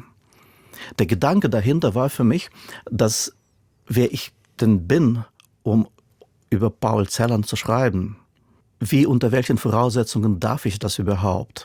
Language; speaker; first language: German; non-native, fluent; Russian